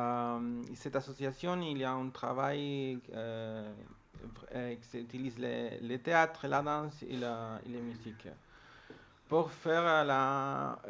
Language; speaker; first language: French; non-native, learner; Spanish